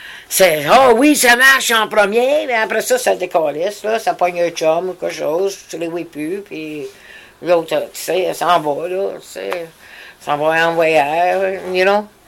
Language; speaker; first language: French; native; French